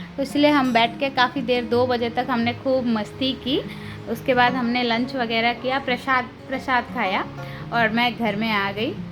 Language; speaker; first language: Hindi; non-native, local second language; Telugu